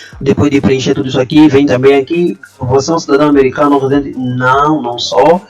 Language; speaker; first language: Portuguese; native; Portuguese